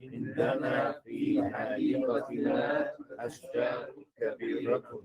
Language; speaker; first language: Arabic; non-native, learner; English